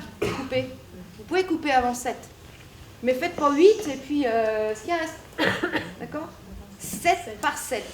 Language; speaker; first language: French; native; French